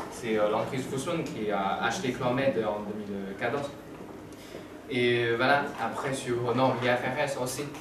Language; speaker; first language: French; non-native, fluent; Chinese